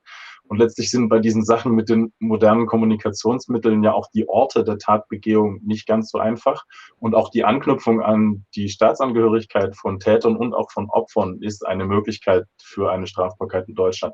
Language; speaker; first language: German; native; German